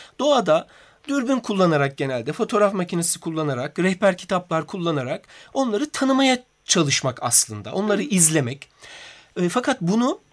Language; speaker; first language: Turkish; native; Turkish